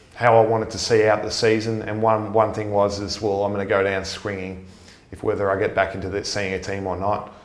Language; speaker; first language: English; native; English